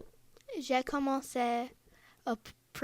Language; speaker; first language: French; non-native, local second language; English